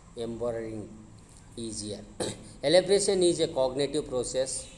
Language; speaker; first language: English; non-native, local second language; Kannada